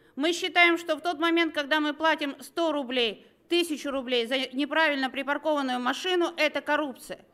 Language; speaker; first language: Russian; native; Russian